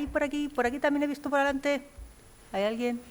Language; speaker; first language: Spanish; native; Spanish